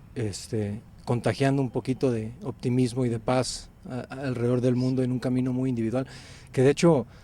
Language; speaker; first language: Spanish; native; Spanish